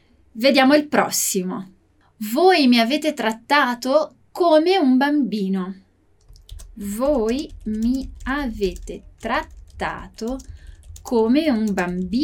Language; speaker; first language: Italian; non-native, fluent; Portuguese